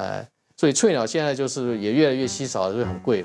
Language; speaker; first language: Chinese; native; Chinese